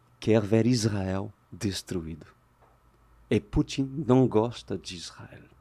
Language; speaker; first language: Portuguese; native; Portuguese